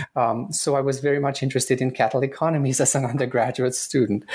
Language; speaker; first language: English; non-native, fluent; Romanian